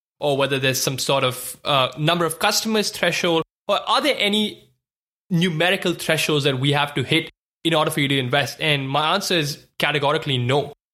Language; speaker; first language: English; non-native, local second language; Hindi